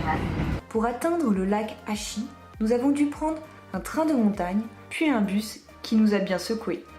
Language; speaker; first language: French; native; French